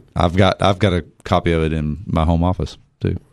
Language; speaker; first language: English; native; English